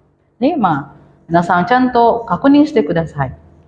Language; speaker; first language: Japanese; non-native, fluent; Indonesian